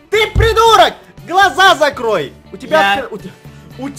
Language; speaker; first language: Russian; native; Russian